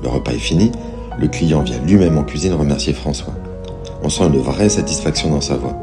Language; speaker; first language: French; native; French